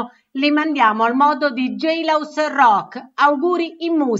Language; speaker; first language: Italian; native; Italian